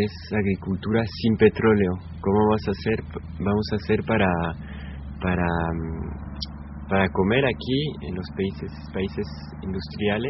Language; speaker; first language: Spanish; non-native, fluent; French